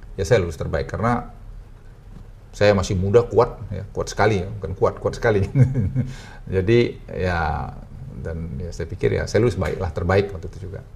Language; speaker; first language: Indonesian; native; Indonesian